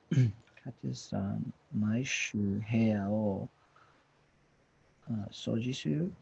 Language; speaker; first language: Japanese; non-native, learner; English